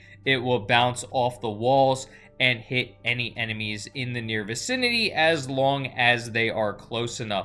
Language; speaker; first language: English; native; English